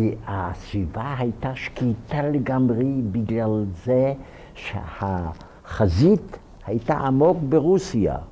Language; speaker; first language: Hebrew; non-native, fluent; Ukrainian